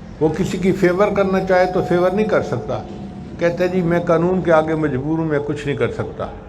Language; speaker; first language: Urdu; non-native, local second language; Punjabi